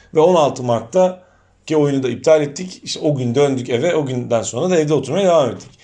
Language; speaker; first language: Turkish; native; Turkish